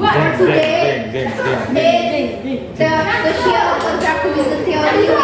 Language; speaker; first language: English; non-native, learner; Indonesian